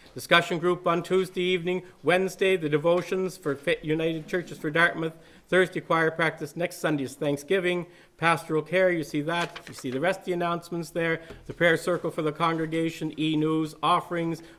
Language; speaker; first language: English; native; English